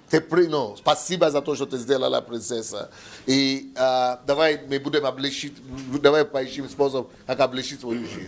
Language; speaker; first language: Russian; non-native, learner; Yoruba